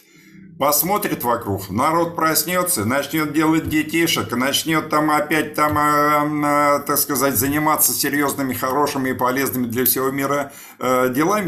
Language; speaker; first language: Russian; native; Russian